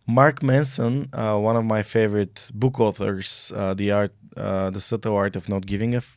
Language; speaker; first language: English; non-native, fluent; Bulgarian